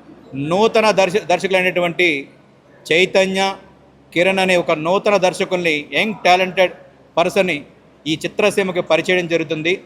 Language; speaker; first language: Telugu; native; Telugu